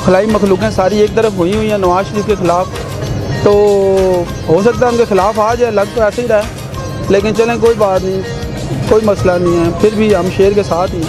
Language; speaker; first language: Urdu; native; Urdu